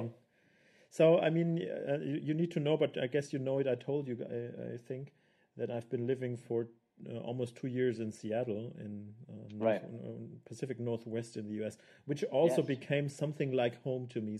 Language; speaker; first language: English; non-native, fluent; German